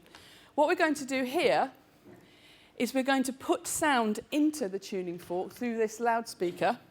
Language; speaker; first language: English; native; English